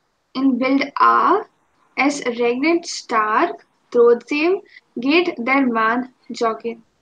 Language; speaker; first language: German; non-native, fluent; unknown